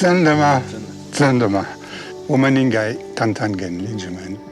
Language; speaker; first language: Chinese; non-native, learner; French